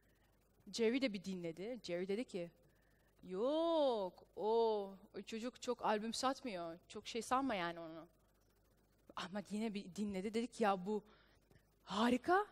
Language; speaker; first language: Turkish; early bilingual, heritage; Turkish